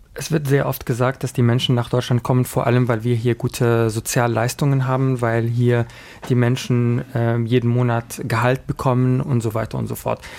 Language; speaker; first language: German; non-native, fluent; Arabic